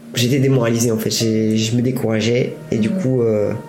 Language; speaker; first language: French; native; French